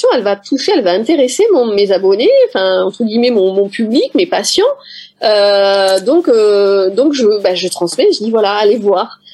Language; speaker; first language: French; native; French